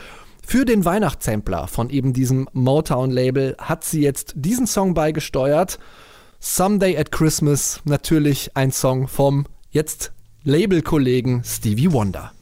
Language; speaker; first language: German; native; German